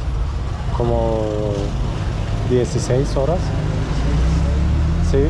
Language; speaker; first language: Spanish; non-native, learner; Romanian